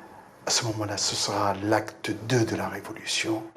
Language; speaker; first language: French; non-native, local second language; Arabic